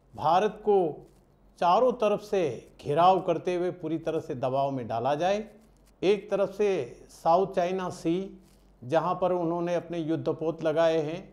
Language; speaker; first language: Hindi; non-native, local second language; Gujarati